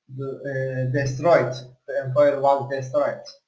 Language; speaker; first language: English; non-native, learner; Turkish